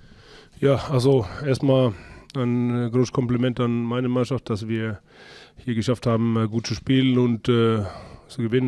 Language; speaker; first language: German; non-native, fluent; Icelandic